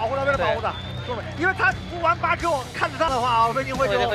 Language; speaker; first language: Chinese; native; Chinese